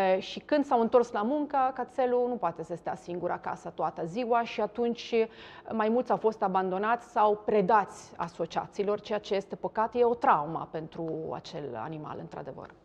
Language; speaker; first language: Romanian; non-native, fluent; Italian